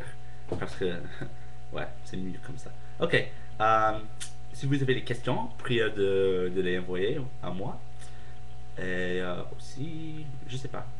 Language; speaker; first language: French; non-native, fluent; English